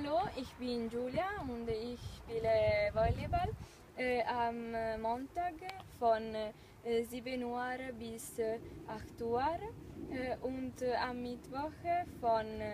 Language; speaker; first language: German; non-native, learner; Italian